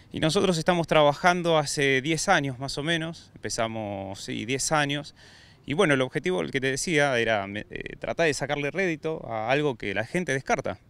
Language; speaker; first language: Spanish; native; Spanish